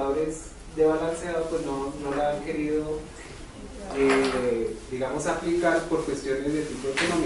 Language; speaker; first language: Spanish; native; Spanish